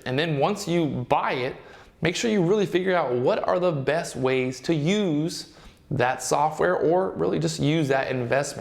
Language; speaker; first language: English; native; English